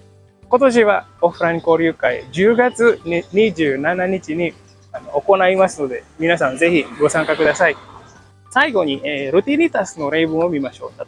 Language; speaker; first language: Japanese; non-native, fluent; Indonesian